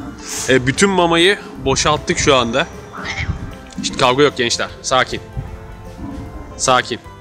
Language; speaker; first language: Turkish; native; Turkish